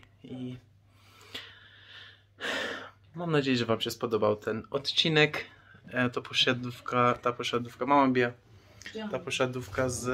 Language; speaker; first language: Polish; non-native, fluent; Persian